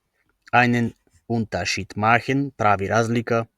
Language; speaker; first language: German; non-native, fluent; Macedonian